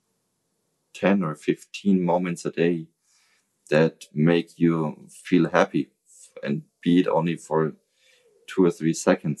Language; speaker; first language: English; non-native, fluent; German